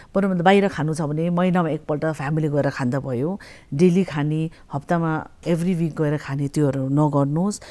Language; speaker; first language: Nepali; native; Nepali